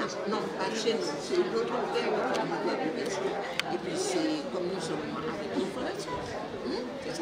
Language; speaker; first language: French; non-native, local second language; Guadeloupean Creole French